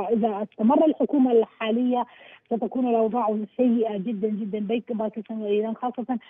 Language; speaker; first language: Arabic; non-native, learner; Urdu